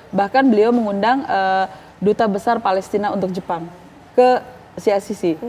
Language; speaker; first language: Indonesian; native; Indonesian